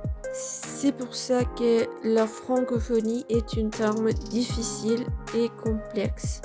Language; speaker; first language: French; non-native, fluent; Spanish